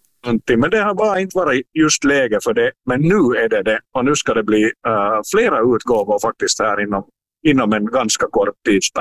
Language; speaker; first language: Swedish; native; Swedish